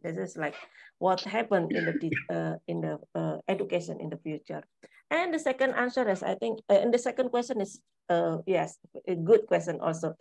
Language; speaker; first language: English; non-native, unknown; Indonesian